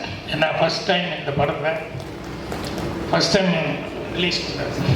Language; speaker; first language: Tamil; native; Tamil